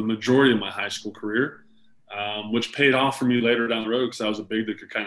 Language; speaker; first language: English; native; English